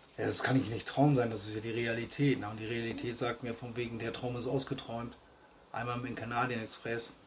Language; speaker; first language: German; native; German